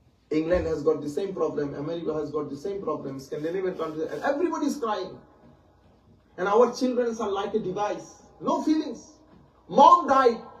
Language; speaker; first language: English; non-native, local second language; Bangla